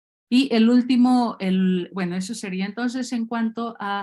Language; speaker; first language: Spanish; native; Spanish